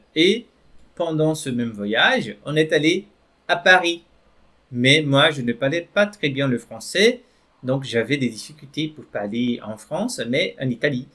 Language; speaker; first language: French; non-native, fluent; Portuguese